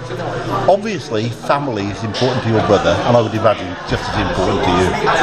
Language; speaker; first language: English; native; English